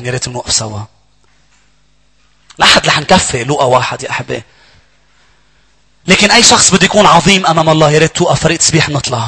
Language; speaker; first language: Arabic; native; Arabic